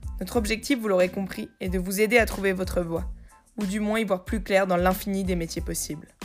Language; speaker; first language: French; native; French